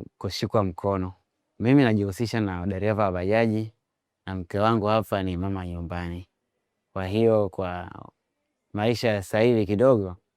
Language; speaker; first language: Swahili; native; Swahili